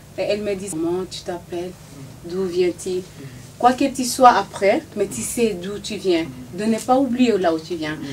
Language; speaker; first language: French; non-native, local second language; Swahili